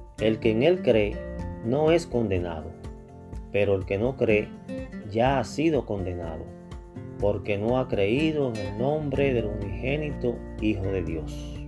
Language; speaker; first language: Spanish; native; Spanish